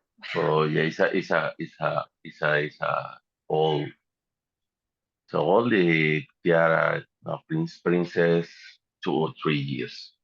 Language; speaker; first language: English; non-native, learner; Spanish